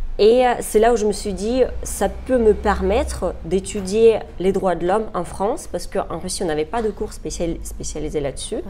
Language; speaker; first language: French; non-native, fluent; Russian